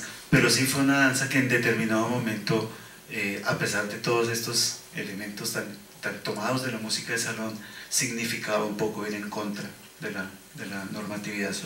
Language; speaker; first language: Spanish; native; Spanish